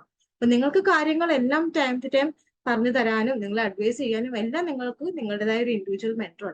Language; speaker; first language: Malayalam; native; Malayalam